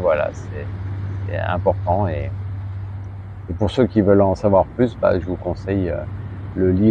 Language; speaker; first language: French; native; French